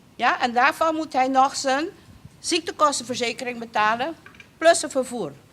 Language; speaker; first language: Dutch; non-native, local second language; Papiamento